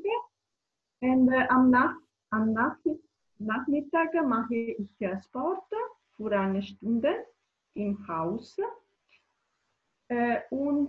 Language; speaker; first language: German; non-native, learner; Italian